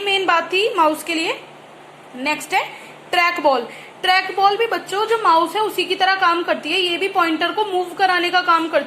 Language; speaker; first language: Hindi; native; Hindi